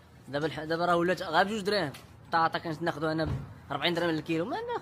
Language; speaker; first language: Arabic; native; Arabic